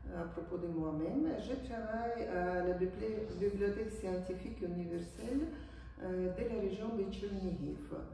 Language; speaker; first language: French; non-native, fluent; Ukrainian